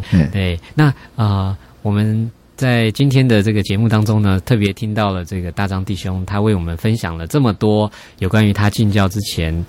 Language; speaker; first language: Chinese; native; Chinese